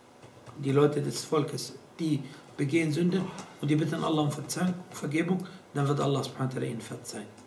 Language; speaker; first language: German; non-native, fluent; Arabic